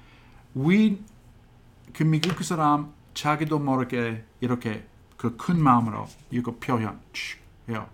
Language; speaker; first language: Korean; non-native, fluent; English